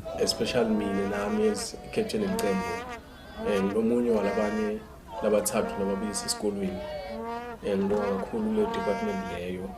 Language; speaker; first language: Zulu; non-native, local second language; Swati